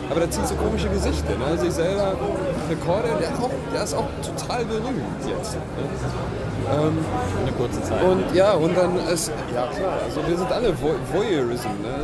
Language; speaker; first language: German; non-native, fluent; English